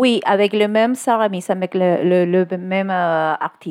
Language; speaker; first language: French; non-native, learner; Spanish